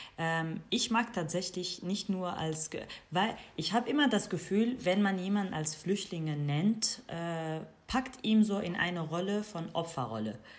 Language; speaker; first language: German; non-native, fluent; Kurdish